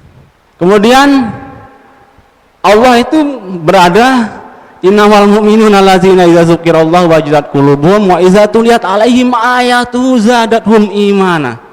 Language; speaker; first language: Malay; non-native, local second language; Sasak